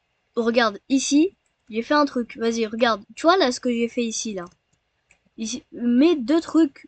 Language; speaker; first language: French; native; French